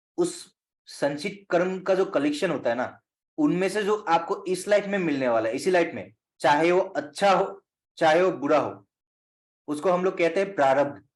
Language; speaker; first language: Hindi; non-native, local second language; Assamese